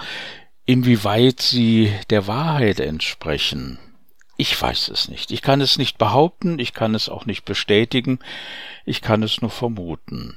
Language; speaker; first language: German; native; German